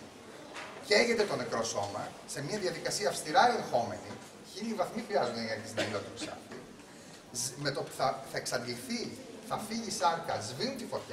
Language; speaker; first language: Greek; native; Greek